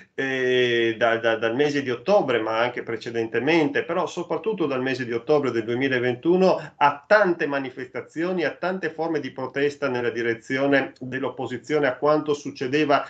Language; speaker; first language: Italian; native; Italian